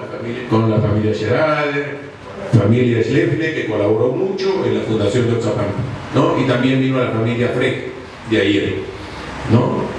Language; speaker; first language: Spanish; native; Spanish